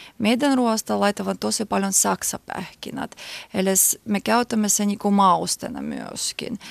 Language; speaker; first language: Finnish; non-native, learner; Georgian